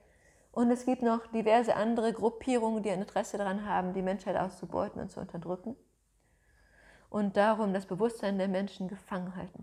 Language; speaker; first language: German; native; German